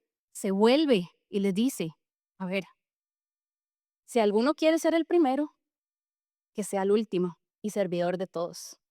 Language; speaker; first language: Spanish; native; Spanish